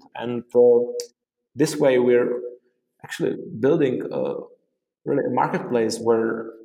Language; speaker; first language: English; non-native, fluent; Czech